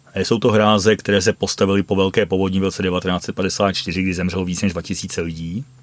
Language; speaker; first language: Czech; non-native, fluent; Dutch